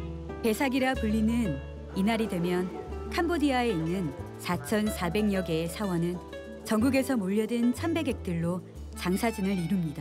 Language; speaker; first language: Korean; native; Korean